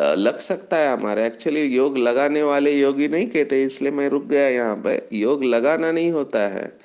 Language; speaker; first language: Hindi; non-native, local second language; Marathi